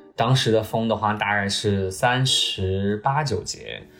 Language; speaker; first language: Chinese; native; Chinese